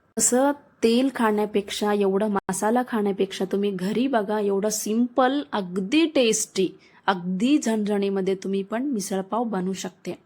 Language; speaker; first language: Marathi; non-native, local second language; Kannada